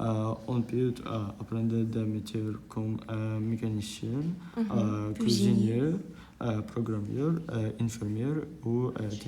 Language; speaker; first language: French; non-native, learner; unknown